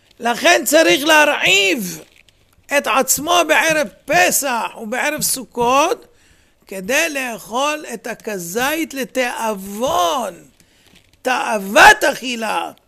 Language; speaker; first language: Hebrew; native; Hebrew